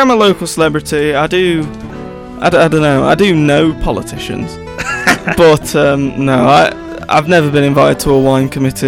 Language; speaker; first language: English; native; English